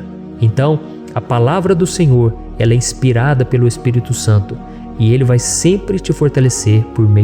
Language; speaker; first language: Portuguese; native; Portuguese